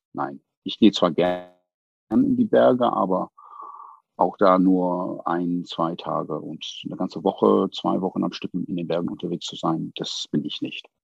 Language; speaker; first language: German; non-native, fluent; English